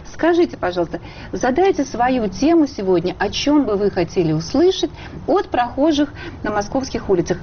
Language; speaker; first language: Russian; native; Russian